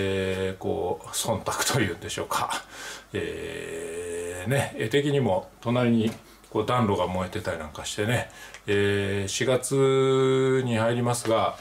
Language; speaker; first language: Japanese; native; Japanese